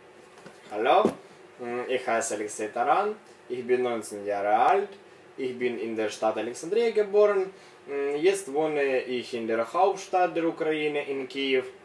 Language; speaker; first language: German; non-native, learner; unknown